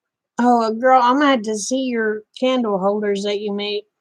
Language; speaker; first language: English; native; English